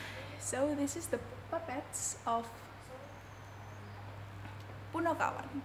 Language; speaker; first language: English; non-native, learner; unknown